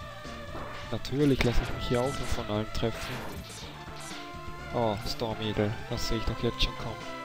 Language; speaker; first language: German; native; German